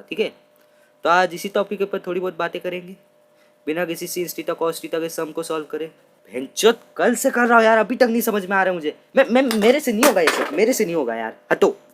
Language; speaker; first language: Hindi; non-native, local second language; Marathi